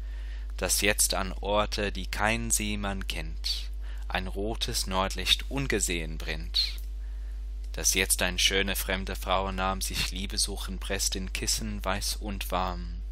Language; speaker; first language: German; non-native, fluent; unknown